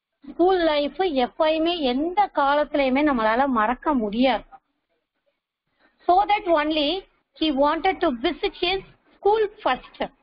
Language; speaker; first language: English; non-native, local second language; Tamil